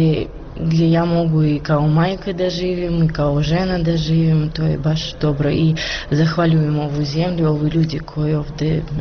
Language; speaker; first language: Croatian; non-native, learner; Russian